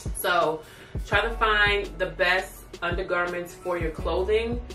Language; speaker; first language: English; native; English